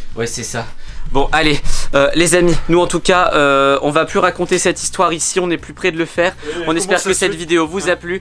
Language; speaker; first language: French; native; French